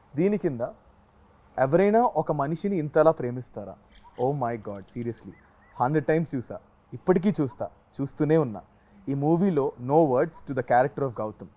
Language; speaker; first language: Telugu; native; Telugu